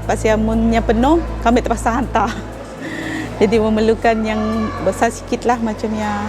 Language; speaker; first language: Malay; non-native, local second language; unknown